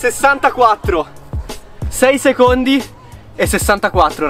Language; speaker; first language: Italian; native; Italian